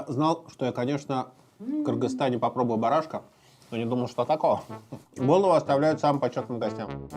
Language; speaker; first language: Russian; native; Russian